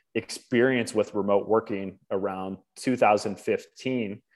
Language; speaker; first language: English; native; English